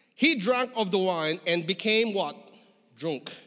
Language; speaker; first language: English; non-native, local second language; Filipino